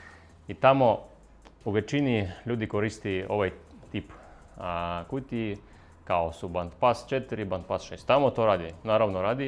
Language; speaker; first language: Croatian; non-native, fluent; Russian